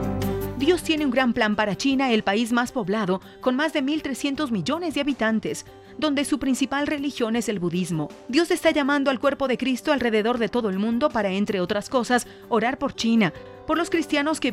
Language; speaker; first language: Spanish; native; Spanish